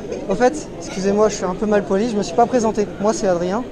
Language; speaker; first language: French; native; French